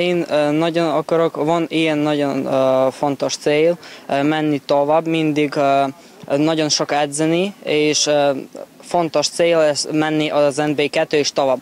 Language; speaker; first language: Hungarian; non-native, learner; Ukrainian